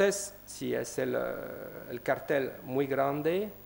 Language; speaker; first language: Spanish; non-native, learner; French